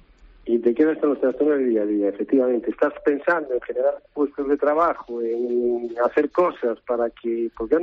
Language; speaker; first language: Spanish; native; Spanish